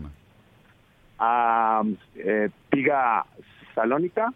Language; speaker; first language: Greek; early bilingual, heritage; Spanish